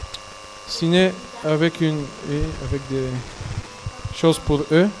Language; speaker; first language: French; non-native, fluent; Bulgarian